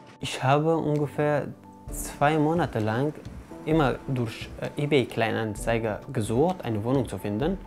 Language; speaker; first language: German; non-native, fluent; Arabic